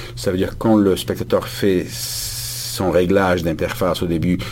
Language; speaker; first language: French; non-native, fluent; Bulgarian